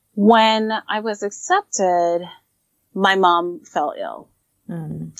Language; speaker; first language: English; native; English